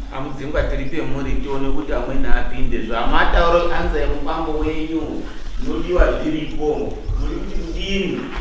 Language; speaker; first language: Shona; native; Shona